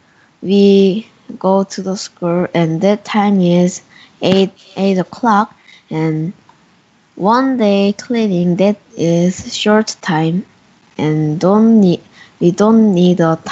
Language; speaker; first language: English; non-native, learner; Korean